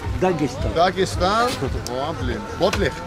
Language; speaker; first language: Russian; non-native, learner; English